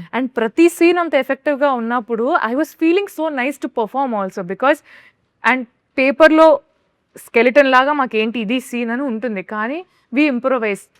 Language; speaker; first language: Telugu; native; Telugu